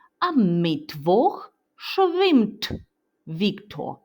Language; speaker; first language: German; non-native, fluent; Ukrainian